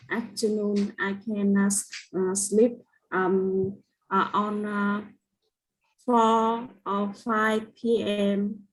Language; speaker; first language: English; non-native, learner; Vietnamese